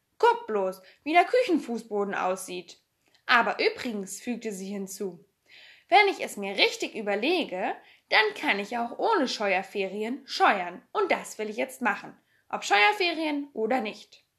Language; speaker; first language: German; native; German